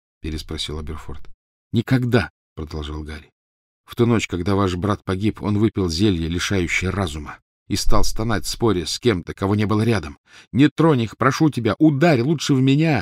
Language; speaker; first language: Russian; native; Russian